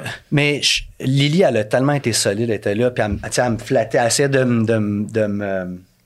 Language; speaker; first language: French; native; French